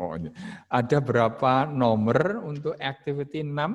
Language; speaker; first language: Indonesian; native; Indonesian